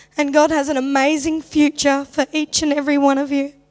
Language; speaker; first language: English; native; English